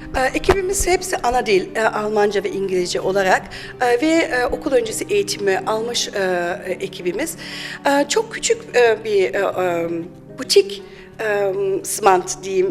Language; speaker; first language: Turkish; early bilingual, heritage; German